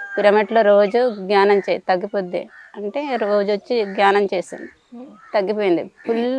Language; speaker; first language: Telugu; native; Telugu